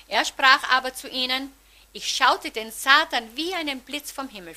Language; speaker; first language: German; native; German